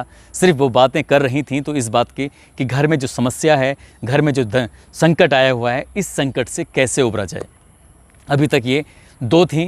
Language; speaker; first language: Hindi; native; Hindi